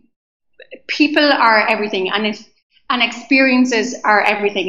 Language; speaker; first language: English; native; English